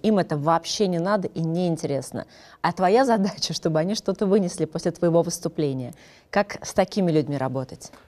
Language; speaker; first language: Russian; native; Russian